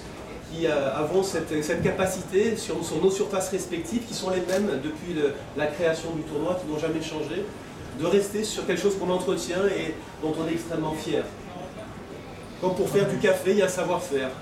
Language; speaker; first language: French; native; French